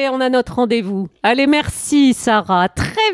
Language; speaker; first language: French; native; French